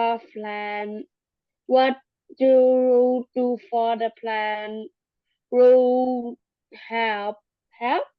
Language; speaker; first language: English; non-native, learner; Thai